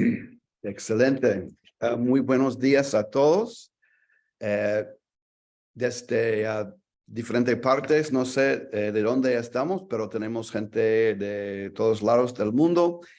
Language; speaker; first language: Spanish; non-native, fluent; English